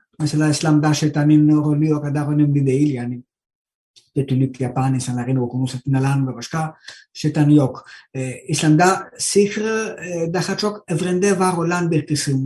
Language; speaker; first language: Turkish; non-native, learner; Greek